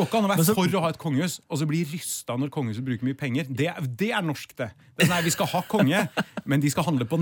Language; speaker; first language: Norwegian; native; Norwegian